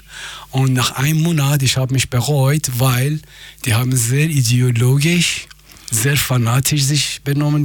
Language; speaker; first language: German; non-native, fluent; Persian